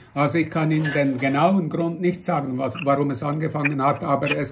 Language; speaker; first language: German; non-native, fluent; Russian